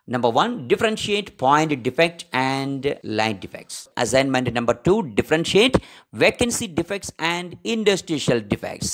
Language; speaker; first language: English; non-native, local second language; Malayalam